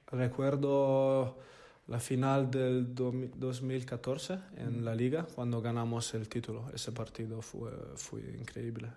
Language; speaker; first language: Spanish; non-native, learner; Italian